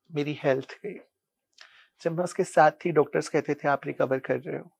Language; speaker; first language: Hindi; non-native, local second language; Punjabi